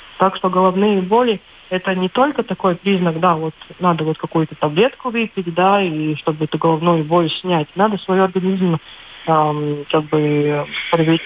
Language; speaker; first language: Russian; non-native, local second language; Latvian